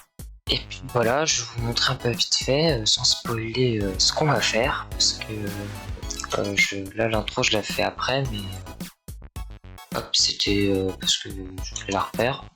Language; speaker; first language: French; native; French